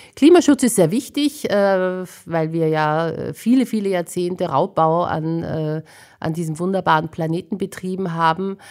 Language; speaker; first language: German; native; German